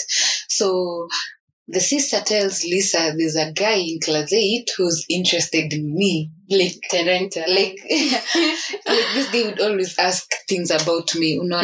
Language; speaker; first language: English; non-native, local second language; Swahili